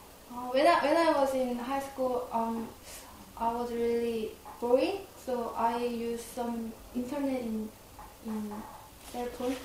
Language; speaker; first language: English; non-native, learner; Korean